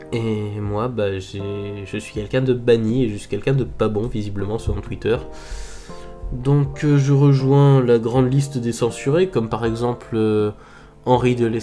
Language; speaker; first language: French; native; French